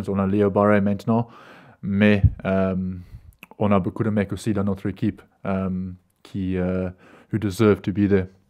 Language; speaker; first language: French; non-native, learner; English